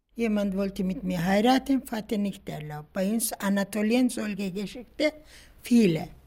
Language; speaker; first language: German; non-native, learner; Turkish